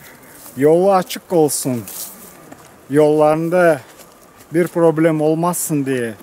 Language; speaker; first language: Turkish; non-native, learner; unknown